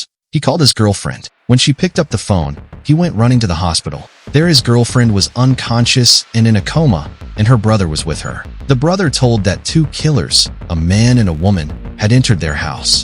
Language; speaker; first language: English; non-native, local second language; Hindi